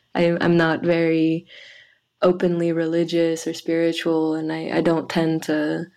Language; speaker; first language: English; early bilingual, other home language; French